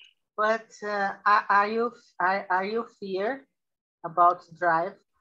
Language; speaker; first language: English; non-native, learner; Portuguese